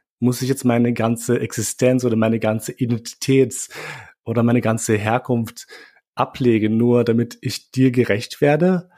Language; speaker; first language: German; early bilingual, other home language; Albanian